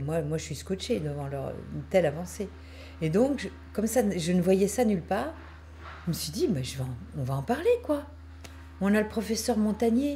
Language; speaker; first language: French; native; French